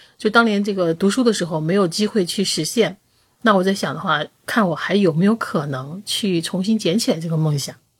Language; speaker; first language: Chinese; native; Chinese